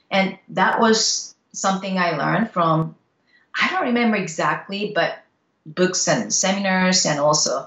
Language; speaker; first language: English; non-native, fluent; Japanese